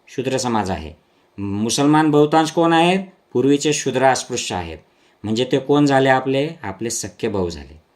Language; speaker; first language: Marathi; non-native, local second language; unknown